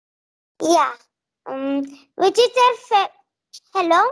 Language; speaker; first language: English; non-native, learner; Marathi